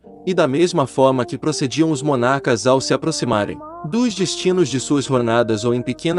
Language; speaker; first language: Portuguese; native; Portuguese